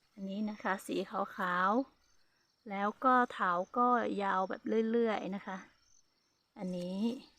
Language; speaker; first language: Thai; non-native, local second language; Hmong